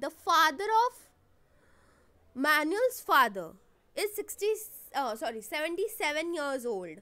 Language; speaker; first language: English; non-native, local second language; Hindi